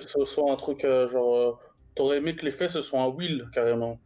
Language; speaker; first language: French; native; French